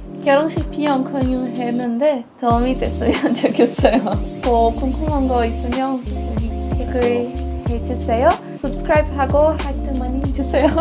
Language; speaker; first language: Korean; non-native, learner; Portuguese